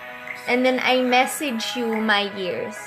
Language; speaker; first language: English; non-native, local second language; Filipino